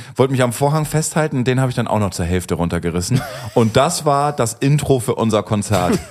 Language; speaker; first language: German; native; German